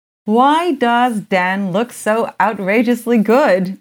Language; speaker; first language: English; early bilingual, other home language; Japanese